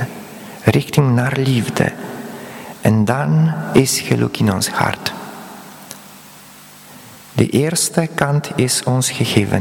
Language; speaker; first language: Dutch; non-native, fluent; Polish